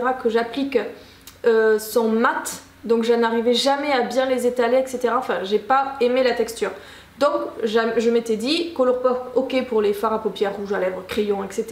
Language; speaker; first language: French; native; French